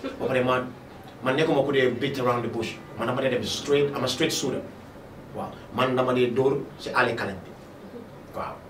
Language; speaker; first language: Wolof; native; Wolof